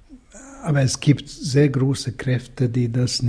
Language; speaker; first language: German; non-native, fluent; Russian